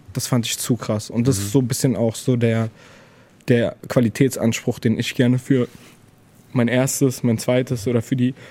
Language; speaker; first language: German; native; German